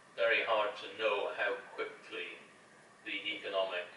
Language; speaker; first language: English; native; English